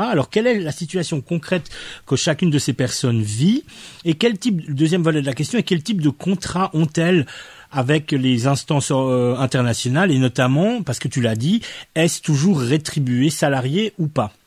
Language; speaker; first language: French; native; French